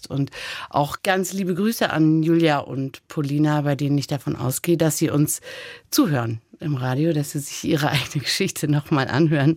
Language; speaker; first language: German; native; German